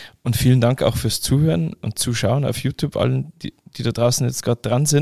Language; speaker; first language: German; native; German